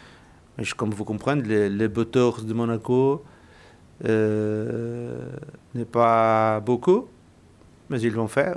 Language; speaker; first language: French; non-native, learner; Portuguese